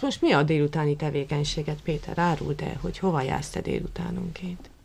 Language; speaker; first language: Hungarian; native; Hungarian